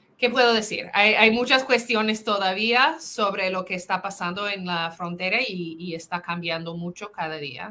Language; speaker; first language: Spanish; non-native, fluent; English